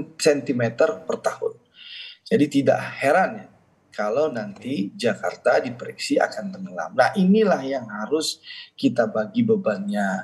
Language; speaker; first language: Indonesian; native; Indonesian